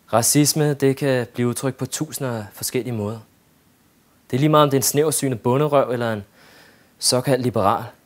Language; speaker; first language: Danish; early bilingual, other home language; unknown